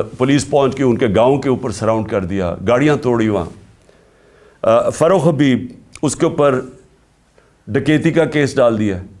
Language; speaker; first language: Urdu; native; Urdu